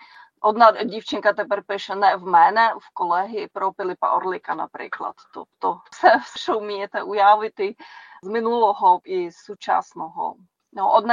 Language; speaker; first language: Ukrainian; non-native, fluent; Czech